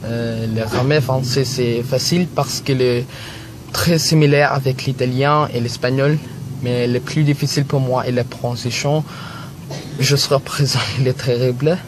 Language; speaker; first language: French; non-native, learner; Filipino